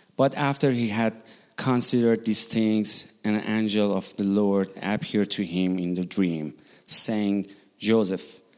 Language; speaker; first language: English; non-native, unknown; Persian